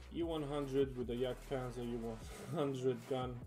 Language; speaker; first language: English; non-native, fluent; Romanian